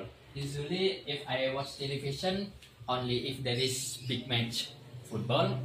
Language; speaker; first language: English; non-native, learner; Indonesian